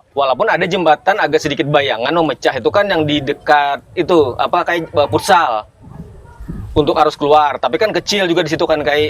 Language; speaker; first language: Indonesian; native; Indonesian